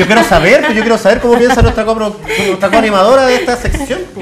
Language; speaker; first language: Spanish; native; Spanish